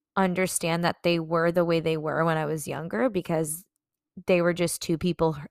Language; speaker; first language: English; native; English